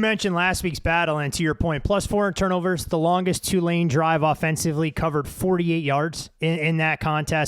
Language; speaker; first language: English; native; English